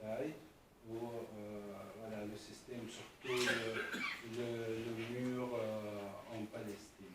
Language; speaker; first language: French; non-native, fluent; Arabic